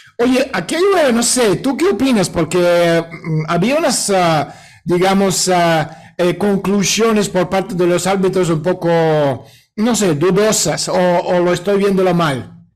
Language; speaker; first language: Spanish; non-native, fluent; Russian